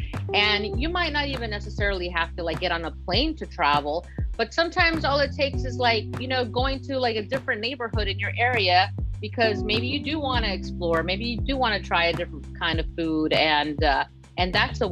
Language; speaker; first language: English; early bilingual, other home language; Spanish